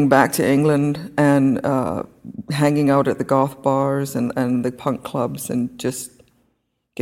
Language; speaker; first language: English; native; English